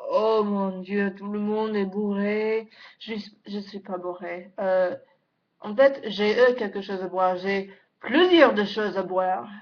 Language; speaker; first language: French; non-native, learner; English